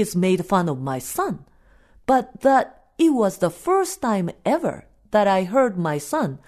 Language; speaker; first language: English; non-native, fluent; Japanese